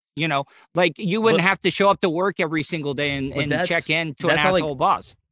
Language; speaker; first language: English; native; English